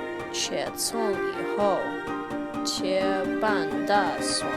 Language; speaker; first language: Chinese; non-native, learner; English